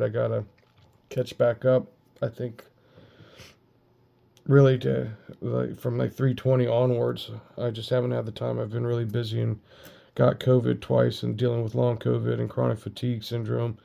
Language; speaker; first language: English; native; English